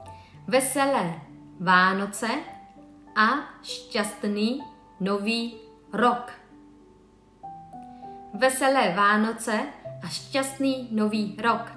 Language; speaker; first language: Czech; non-native, fluent; Vietnamese